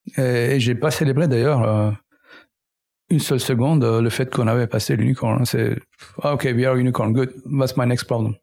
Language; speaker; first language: French; native; French